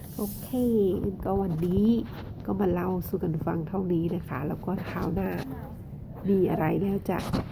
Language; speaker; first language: Thai; native; Thai